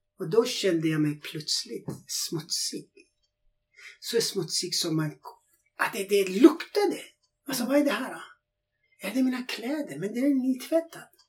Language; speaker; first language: Swedish; non-native, fluent; Persian